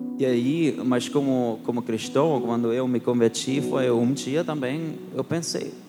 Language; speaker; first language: Portuguese; non-native, fluent; German